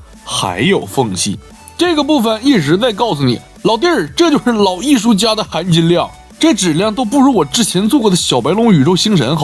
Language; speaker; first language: Chinese; native; Chinese